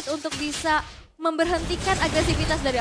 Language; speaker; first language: Indonesian; native; Indonesian